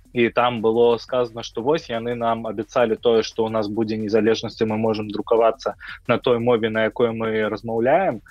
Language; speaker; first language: Belarusian; non-native, local second language; Russian